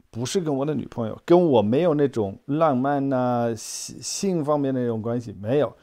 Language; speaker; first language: Chinese; native; Chinese